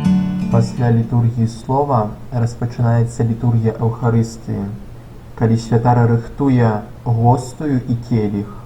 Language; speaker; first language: Belarusian; non-native, local second language; Russian